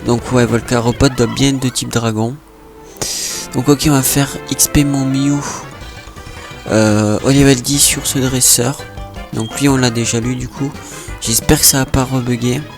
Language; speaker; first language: French; native; French